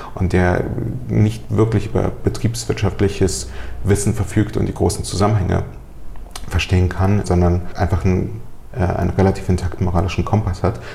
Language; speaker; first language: German; early bilingual, other home language; Russian